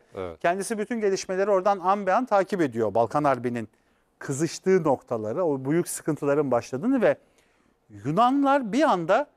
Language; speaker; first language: Turkish; native; Turkish